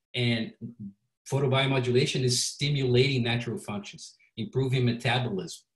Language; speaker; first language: English; non-native, fluent; Portuguese